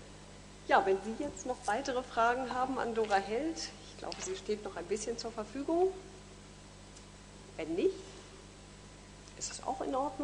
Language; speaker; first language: German; native; German